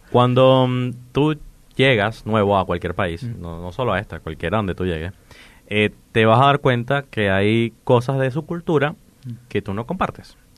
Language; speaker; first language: Spanish; native; Spanish